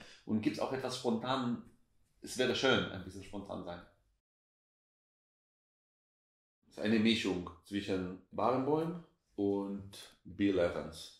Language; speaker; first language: German; non-native, fluent; Hebrew